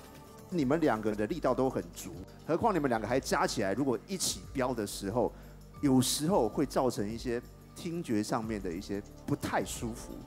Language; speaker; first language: Chinese; native; Chinese